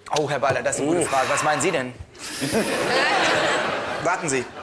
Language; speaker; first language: German; native; German